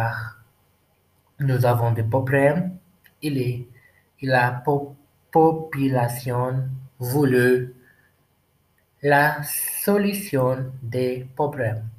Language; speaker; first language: French; non-native, learner; Portuguese